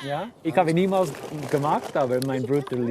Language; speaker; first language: German; non-native, learner; English